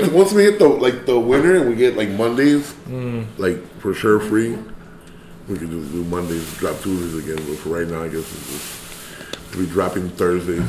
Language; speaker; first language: English; early bilingual, other home language; Spanish